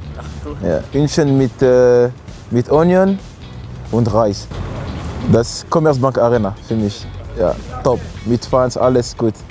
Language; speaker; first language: German; non-native, learner; French